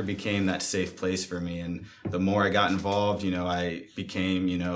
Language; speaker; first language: English; native; English